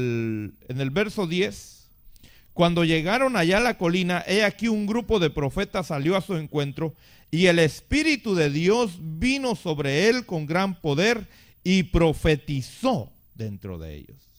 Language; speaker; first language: Spanish; native; Spanish